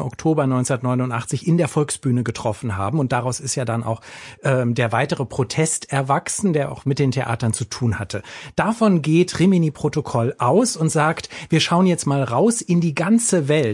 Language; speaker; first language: German; native; German